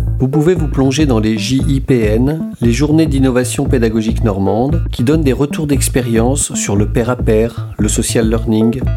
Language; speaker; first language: French; native; French